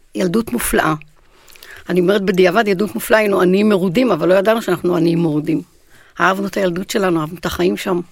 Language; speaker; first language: Hebrew; native; Hebrew